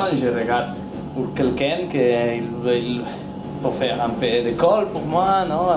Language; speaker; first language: French; non-native, learner; Spanish